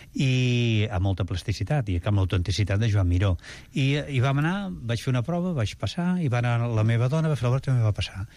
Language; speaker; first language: Catalan; native; Catalan